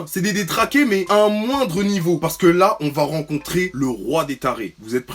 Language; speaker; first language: French; native; French